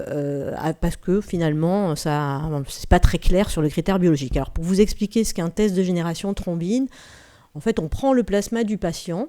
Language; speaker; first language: French; native; French